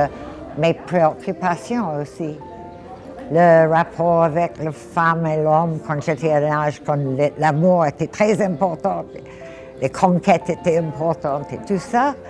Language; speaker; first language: French; non-native, fluent; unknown